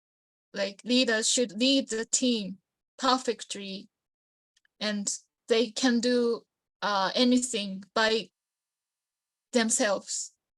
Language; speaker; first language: English; non-native, learner; Japanese